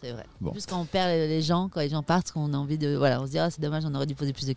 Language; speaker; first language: French; native; French